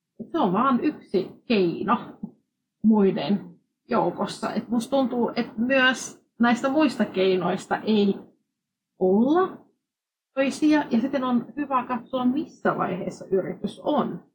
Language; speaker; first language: Finnish; non-native, fluent; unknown